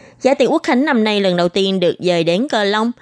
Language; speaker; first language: Vietnamese; native; Vietnamese